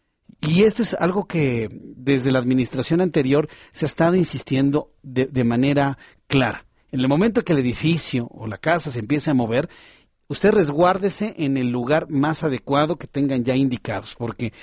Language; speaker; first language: Spanish; native; Spanish